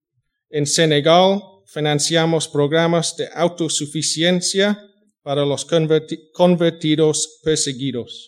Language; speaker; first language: Spanish; non-native, fluent; English